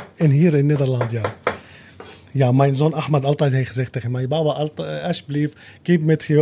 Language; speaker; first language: Dutch; non-native, learner; Arabic